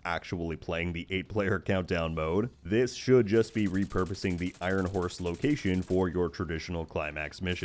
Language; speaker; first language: English; native; English